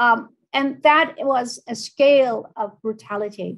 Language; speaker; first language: English; non-native, fluent; Arabic